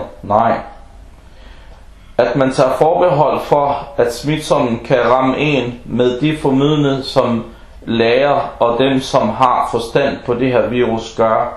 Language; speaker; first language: Danish; non-native, local second language; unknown